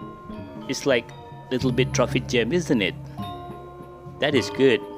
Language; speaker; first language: English; non-native, learner; Indonesian